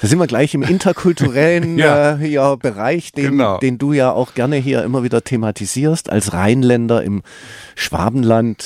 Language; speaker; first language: German; native; German